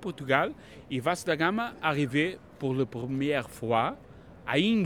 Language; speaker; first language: French; non-native, fluent; Portuguese